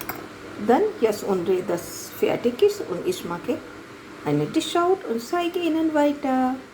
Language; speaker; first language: German; non-native, learner; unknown